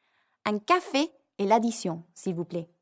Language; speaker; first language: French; non-native, fluent; English